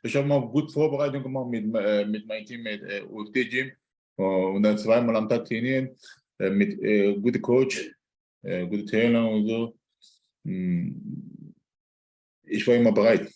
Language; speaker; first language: German; non-native, learner; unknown